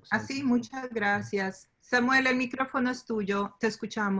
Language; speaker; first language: Spanish; native; Spanish